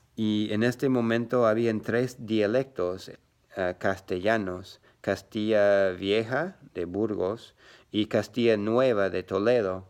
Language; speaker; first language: Spanish; non-native, learner; English